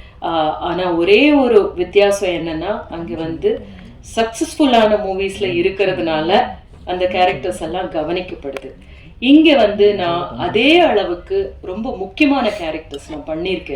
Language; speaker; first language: Tamil; native; Tamil